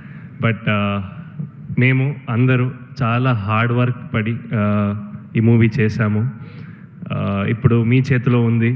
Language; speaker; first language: Telugu; non-native, fluent; Kannada